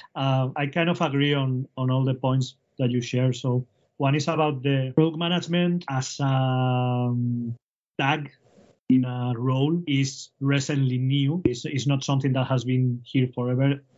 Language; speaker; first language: English; non-native, fluent; Spanish